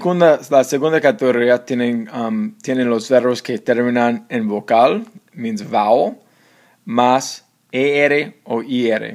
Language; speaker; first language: Spanish; non-native, fluent; English